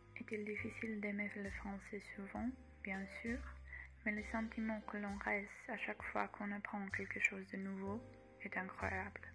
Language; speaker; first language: French; non-native, learner; Croatian